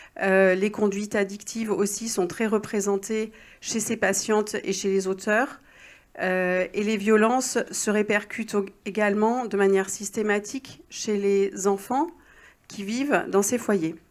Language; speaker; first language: French; native; French